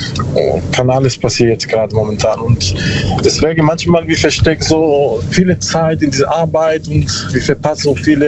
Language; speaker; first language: German; non-native, learner; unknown